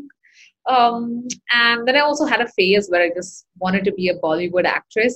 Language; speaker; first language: English; non-native, local second language; Hindi